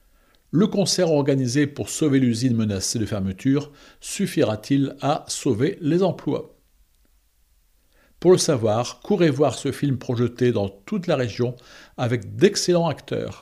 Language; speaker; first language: French; native; French